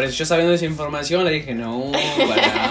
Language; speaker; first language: Spanish; native; Spanish